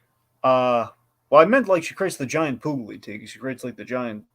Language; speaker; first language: English; native; English